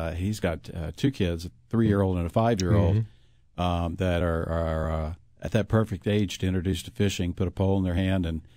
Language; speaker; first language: English; native; English